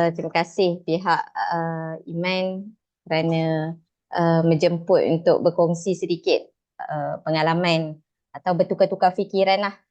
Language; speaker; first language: Malay; native; Malay